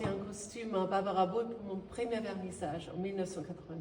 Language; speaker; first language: French; non-native, fluent; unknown